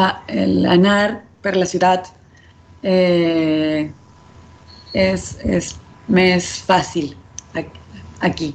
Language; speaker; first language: Catalan; non-native, fluent; Spanish